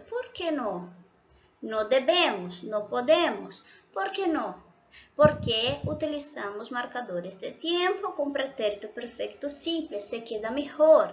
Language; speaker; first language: Spanish; non-native, fluent; Portuguese